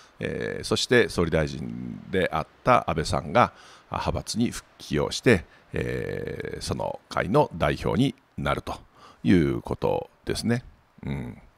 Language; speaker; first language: Japanese; native; Japanese